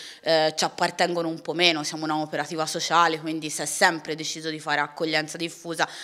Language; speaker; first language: Italian; native; Italian